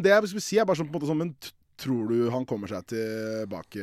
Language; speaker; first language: Norwegian; native; Norwegian